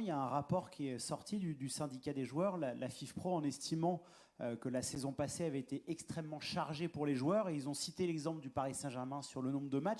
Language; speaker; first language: French; native; French